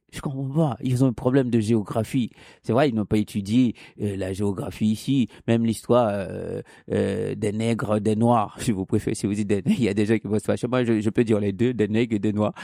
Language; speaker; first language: French; non-native, local second language; Haitian Creole